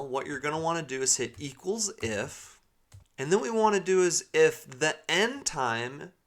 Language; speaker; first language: English; native; English